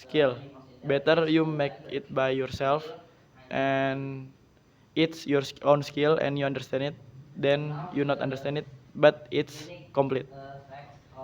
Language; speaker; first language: English; non-native, learner; Indonesian